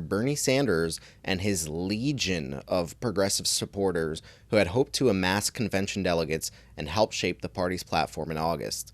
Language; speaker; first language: English; native; English